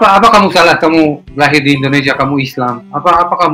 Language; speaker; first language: Indonesian; non-native, fluent; Hebrew